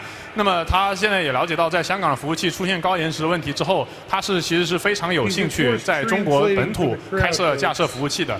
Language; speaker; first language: Chinese; native; Chinese